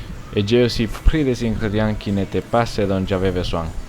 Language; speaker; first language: French; non-native, learner; Spanish